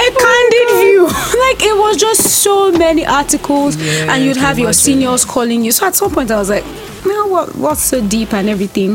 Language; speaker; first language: English; non-native, local second language; Yoruba